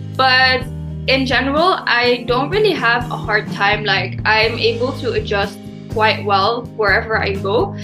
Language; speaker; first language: English; early bilingual, heritage; Turkish